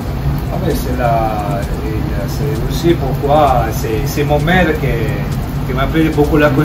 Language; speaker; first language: French; non-native, learner; Italian